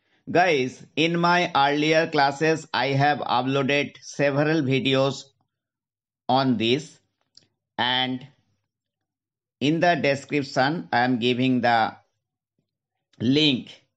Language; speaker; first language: English; non-native, local second language; Bangla